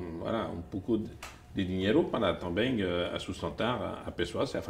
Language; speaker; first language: Portuguese; non-native, fluent; French